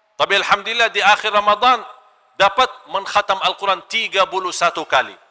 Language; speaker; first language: Malay; non-native, fluent; Arabic